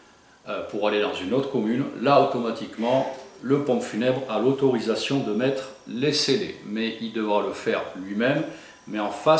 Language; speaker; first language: French; native; French